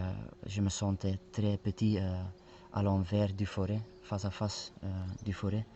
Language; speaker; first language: French; non-native, fluent; Spanish